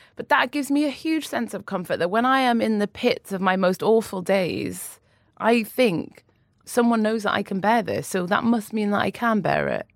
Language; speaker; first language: English; native; English